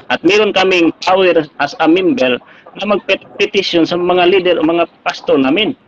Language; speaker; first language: Filipino; non-native, local second language; Cebuano